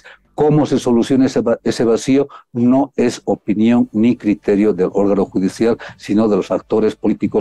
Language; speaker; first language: Spanish; native; Spanish